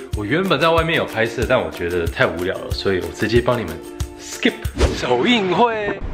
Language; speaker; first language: Chinese; early bilingual, heritage; Chinese